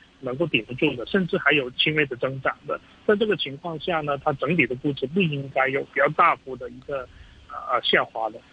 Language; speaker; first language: Chinese; native; Chinese